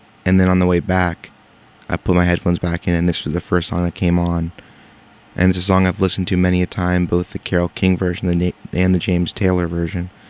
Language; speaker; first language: English; native; English